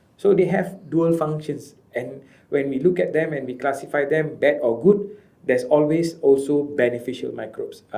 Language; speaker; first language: English; non-native, local second language; Malay